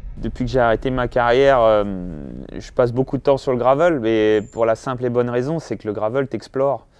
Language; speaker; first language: French; native; French